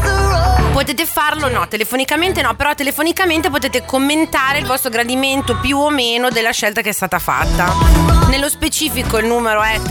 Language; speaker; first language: Italian; native; Italian